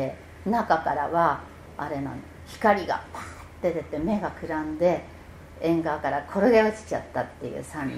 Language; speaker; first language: Japanese; native; Japanese